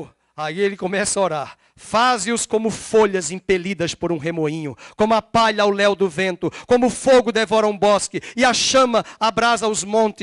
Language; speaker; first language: Portuguese; native; Portuguese